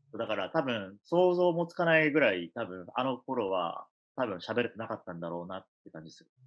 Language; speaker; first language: Japanese; early bilingual, other home language; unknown